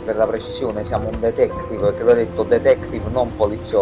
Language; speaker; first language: Italian; native; Italian